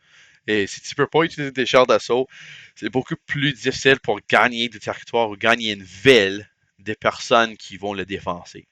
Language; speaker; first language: French; non-native, local second language; English